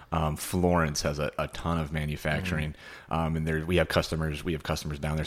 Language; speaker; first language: English; native; English